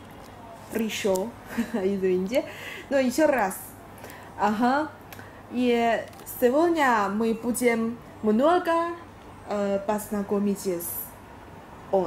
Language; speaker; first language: Russian; non-native, learner; Chinese